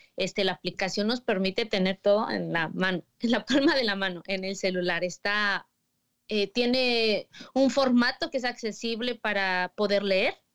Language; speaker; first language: Spanish; native; Spanish